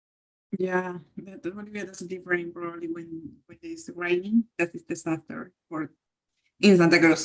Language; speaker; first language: English; non-native, learner; Spanish